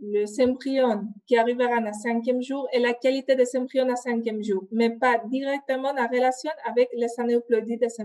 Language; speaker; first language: French; non-native, fluent; Spanish